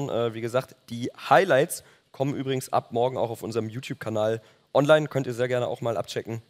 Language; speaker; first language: German; native; German